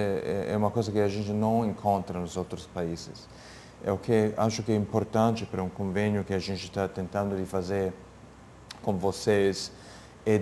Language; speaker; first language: Portuguese; non-native, fluent; English